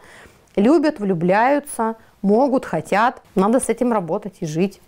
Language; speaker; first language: Russian; native; Russian